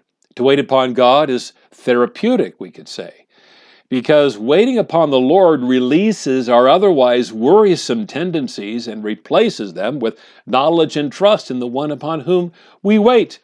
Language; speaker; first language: English; native; English